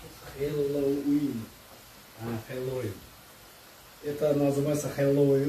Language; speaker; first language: Russian; non-native, learner; Azerbaijani